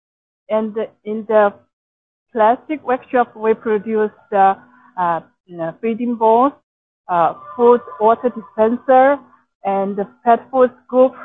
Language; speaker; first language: English; non-native, local second language; Chinese